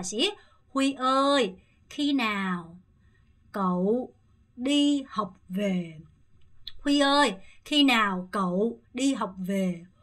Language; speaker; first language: Vietnamese; non-native, fluent; Korean